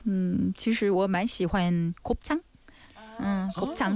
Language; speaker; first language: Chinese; non-native, fluent; Korean